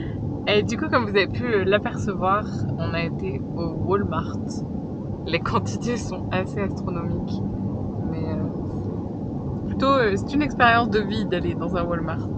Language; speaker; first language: French; native; French